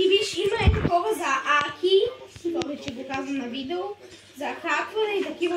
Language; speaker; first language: Bulgarian; native; Bulgarian